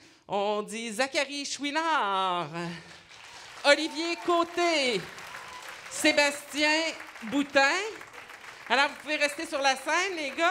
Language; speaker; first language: French; native; French